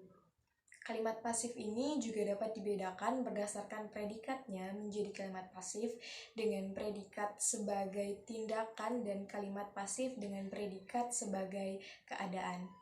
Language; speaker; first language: Indonesian; native; Indonesian